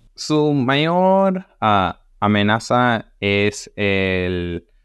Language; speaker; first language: Spanish; early bilingual, heritage; Spanish